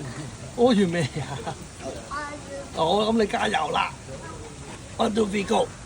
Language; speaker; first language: Cantonese; native; Cantonese